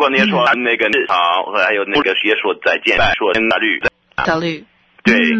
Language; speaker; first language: Chinese; non-native, fluent; English